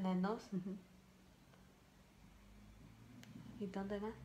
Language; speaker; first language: Spanish; early bilingual, heritage; English